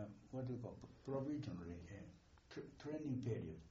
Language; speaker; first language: English; non-native, fluent; Japanese